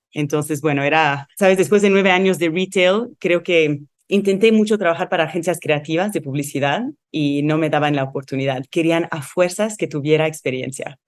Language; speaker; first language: Spanish; non-native, fluent; Arabic